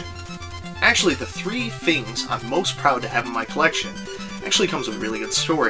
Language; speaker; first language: English; native; English